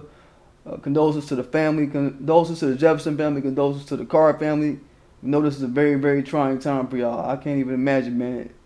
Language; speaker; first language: English; native; English